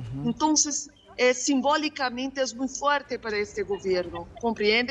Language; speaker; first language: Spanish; non-native, fluent; Portuguese